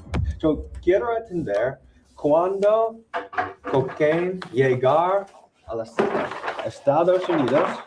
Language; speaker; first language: Spanish; non-native, learner; English